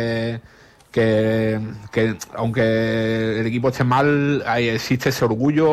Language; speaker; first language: Spanish; native; Spanish